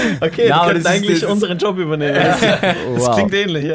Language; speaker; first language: German; native; German